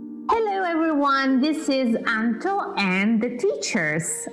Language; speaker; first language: English; non-native, fluent; Italian